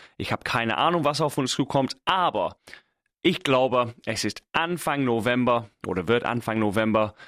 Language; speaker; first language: German; non-native, fluent; English